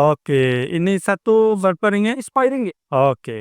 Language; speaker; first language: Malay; non-native, learner; Bangla